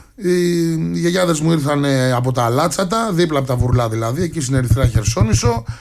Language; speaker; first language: Greek; native; Greek